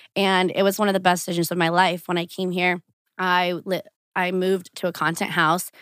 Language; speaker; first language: English; early bilingual, other home language; Portuguese